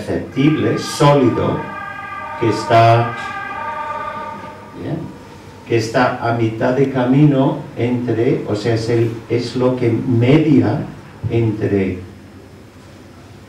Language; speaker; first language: Spanish; non-native, fluent; English